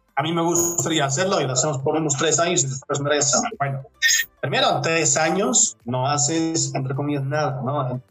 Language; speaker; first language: Spanish; non-native, fluent; Dutch